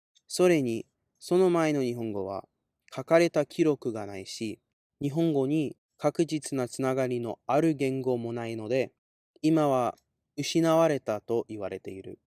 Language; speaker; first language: Japanese; non-native, learner; English